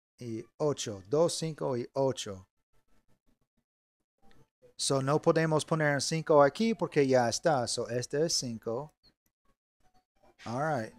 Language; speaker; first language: Spanish; non-native, learner; English